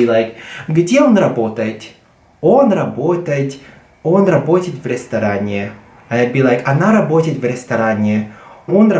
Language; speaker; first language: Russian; non-native, fluent; English